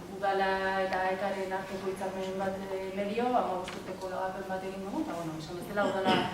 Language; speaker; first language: Basque; native; Basque